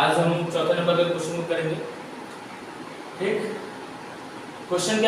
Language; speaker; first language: Hindi; native; Hindi